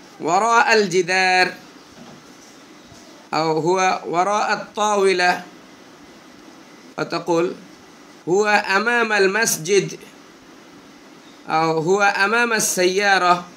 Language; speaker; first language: Arabic; non-native, fluent; Bangla